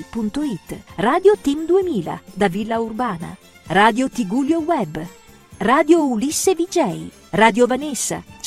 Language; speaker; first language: Italian; native; Italian